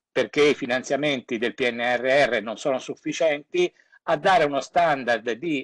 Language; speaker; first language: Italian; native; Italian